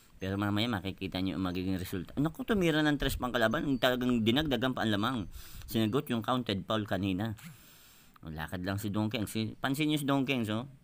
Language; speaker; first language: Filipino; native; Filipino